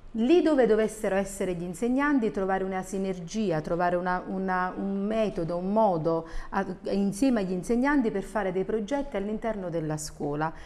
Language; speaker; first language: Italian; native; Italian